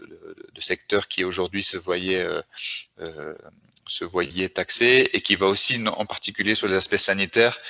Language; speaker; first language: French; native; French